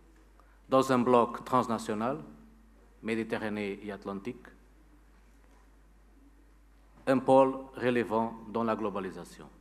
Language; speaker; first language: French; non-native, fluent; Spanish